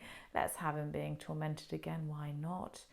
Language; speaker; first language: English; native; English